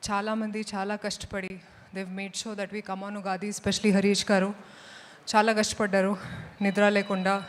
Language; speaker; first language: Telugu; non-native, fluent; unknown